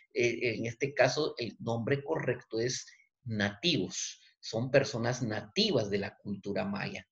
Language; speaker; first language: Spanish; native; Spanish